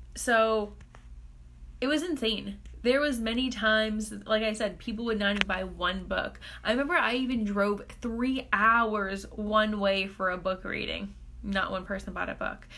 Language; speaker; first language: English; native; English